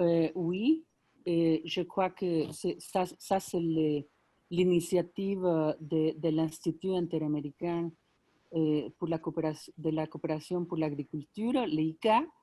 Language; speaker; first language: French; non-native, fluent; Spanish